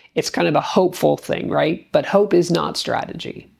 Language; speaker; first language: English; native; English